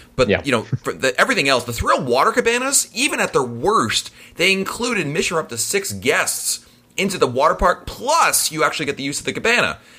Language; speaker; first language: English; native; English